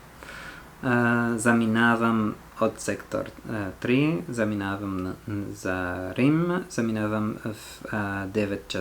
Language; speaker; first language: Bulgarian; non-native, learner; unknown